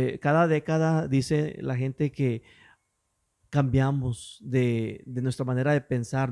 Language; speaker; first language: Spanish; early bilingual, heritage; English